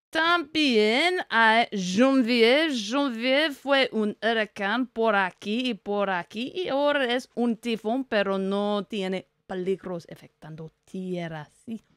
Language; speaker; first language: Spanish; non-native, learner; English